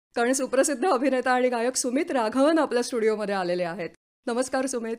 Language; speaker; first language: Marathi; native; Marathi